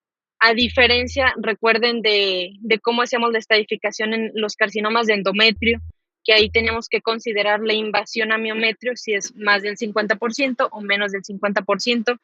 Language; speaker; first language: Spanish; native; Spanish